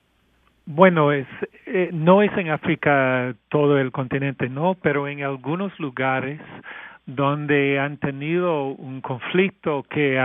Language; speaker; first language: Spanish; non-native, fluent; English